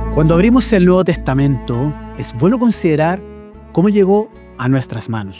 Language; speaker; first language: Spanish; native; Spanish